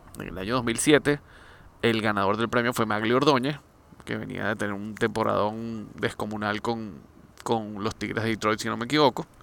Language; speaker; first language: Spanish; native; Spanish